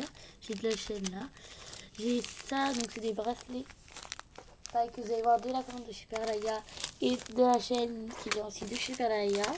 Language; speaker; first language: French; native; French